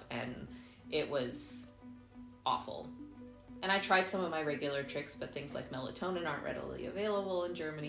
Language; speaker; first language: English; native; English